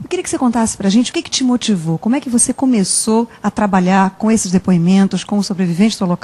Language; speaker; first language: Portuguese; native; Portuguese